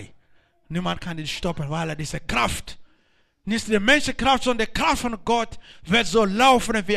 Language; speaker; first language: German; non-native, learner; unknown